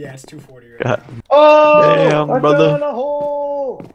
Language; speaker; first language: English; native; English